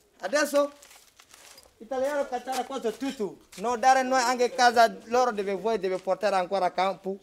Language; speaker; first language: Italian; non-native, learner; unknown